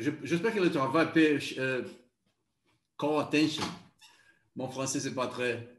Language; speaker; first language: French; non-native, learner; Portuguese